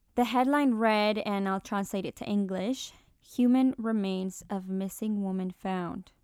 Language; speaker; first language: English; early bilingual, other home language; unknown